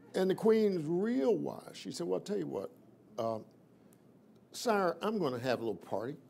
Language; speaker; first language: English; native; English